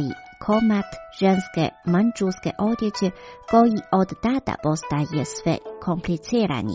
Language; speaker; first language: Croatian; non-native, fluent; Chinese